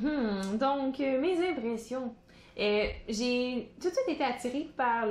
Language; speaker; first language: French; native; French